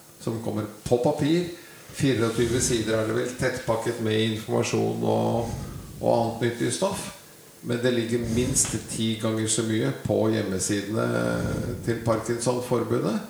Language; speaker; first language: Norwegian; native; Norwegian